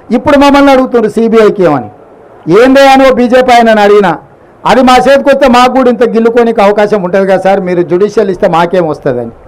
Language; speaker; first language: Telugu; native; Telugu